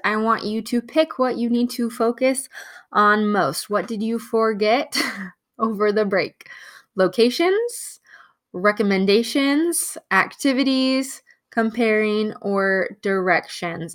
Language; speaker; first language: English; native; English